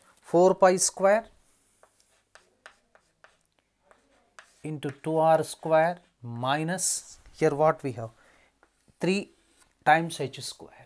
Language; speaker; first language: English; non-native, local second language; Telugu